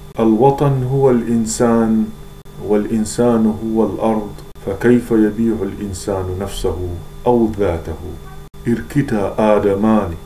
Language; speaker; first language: Arabic; non-native, local second language; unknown